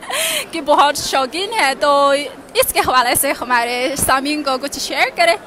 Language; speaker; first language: Hindi; non-native, learner; Chinese